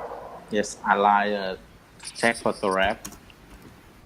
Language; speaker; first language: English; non-native, learner; Vietnamese